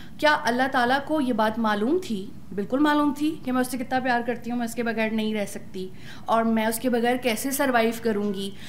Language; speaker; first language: Urdu; native; Urdu